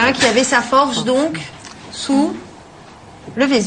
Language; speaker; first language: French; native; French